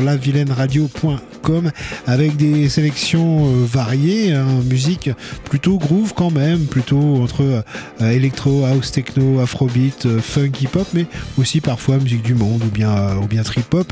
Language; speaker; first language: French; native; French